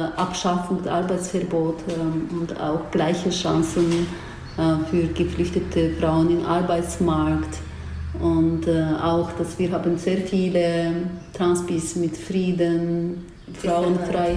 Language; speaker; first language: German; non-native, learner; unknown